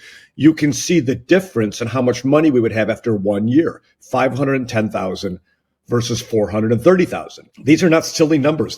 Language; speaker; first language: English; native; English